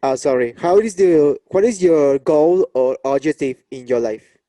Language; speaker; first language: English; non-native, learner; Spanish